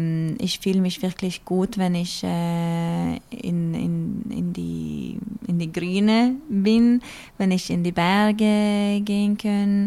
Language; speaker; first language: German; non-native, learner; Norwegian